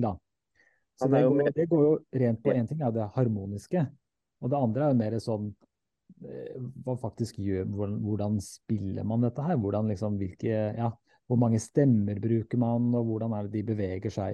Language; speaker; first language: Norwegian; native; Norwegian